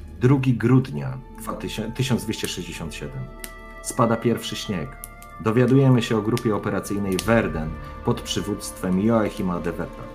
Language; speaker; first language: Polish; native; Polish